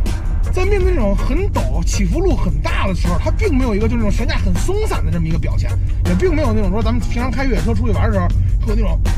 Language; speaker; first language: Chinese; native; Chinese